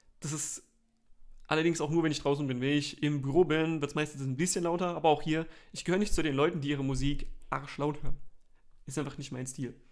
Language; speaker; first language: German; native; German